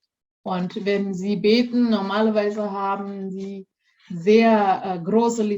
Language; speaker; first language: German; non-native, fluent; Indonesian